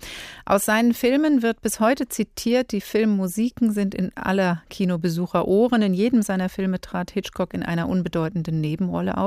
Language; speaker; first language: German; native; German